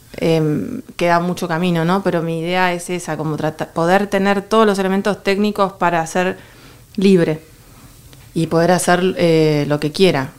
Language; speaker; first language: Spanish; native; Spanish